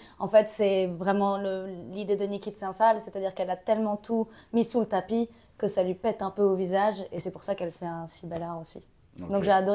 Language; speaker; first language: French; native; French